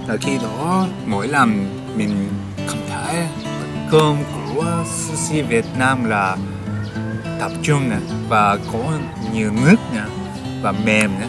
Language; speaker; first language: Vietnamese; non-native, learner; Japanese